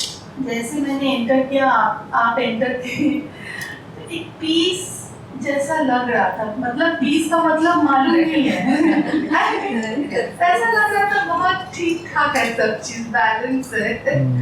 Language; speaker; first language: Hindi; non-native, local second language; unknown